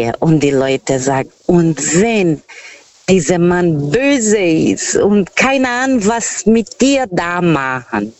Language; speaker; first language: German; non-native, fluent; Portuguese